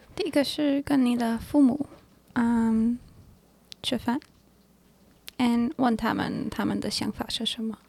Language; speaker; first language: Chinese; non-native, learner; English